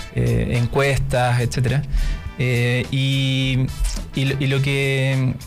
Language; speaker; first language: Spanish; native; Spanish